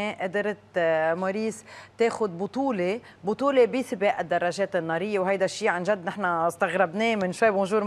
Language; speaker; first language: Arabic; native; Arabic